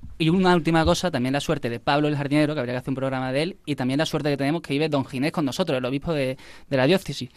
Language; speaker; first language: Spanish; native; Spanish